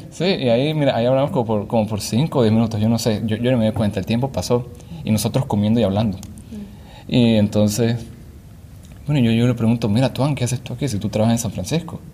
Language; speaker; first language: Spanish; native; Spanish